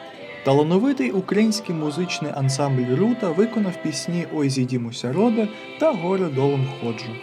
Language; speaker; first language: Ukrainian; native; Ukrainian